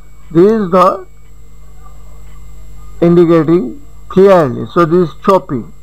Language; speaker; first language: English; non-native, local second language; Bangla